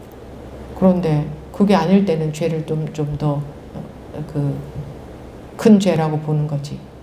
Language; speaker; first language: Korean; native; Korean